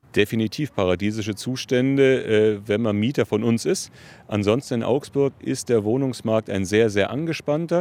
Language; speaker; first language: German; native; German